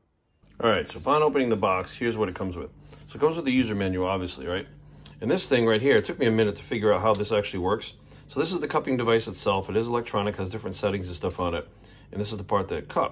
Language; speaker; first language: English; native; English